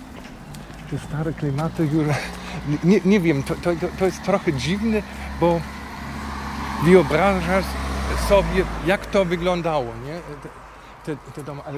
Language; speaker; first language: Polish; non-native, fluent; German